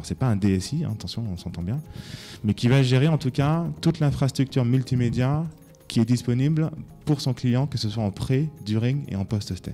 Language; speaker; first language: French; native; French